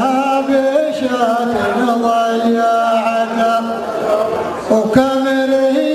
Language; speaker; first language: Arabic; native; Arabic